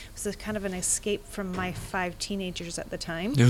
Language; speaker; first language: English; native; English